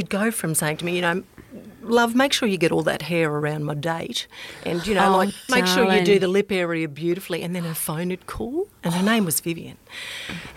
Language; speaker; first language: English; native; English